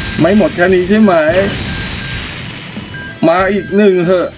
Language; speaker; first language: Thai; native; Thai